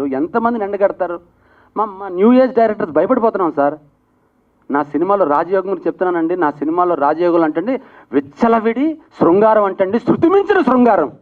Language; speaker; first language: Telugu; native; Telugu